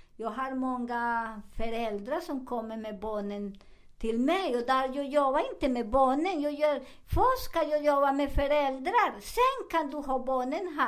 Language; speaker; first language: Swedish; non-native, learner; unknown